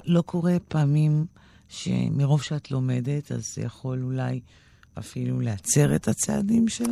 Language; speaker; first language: Hebrew; native; Hebrew